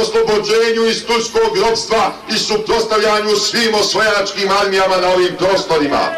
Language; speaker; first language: Bosnian; native; Bosnian